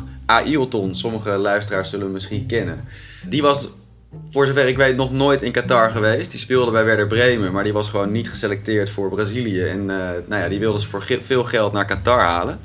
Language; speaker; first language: Dutch; native; Dutch